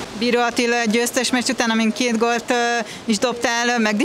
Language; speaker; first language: Hungarian; native; Hungarian